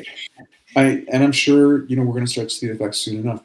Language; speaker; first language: English; native; English